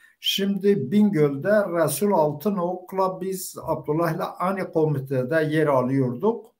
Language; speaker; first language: Turkish; non-native, local second language; Kurdish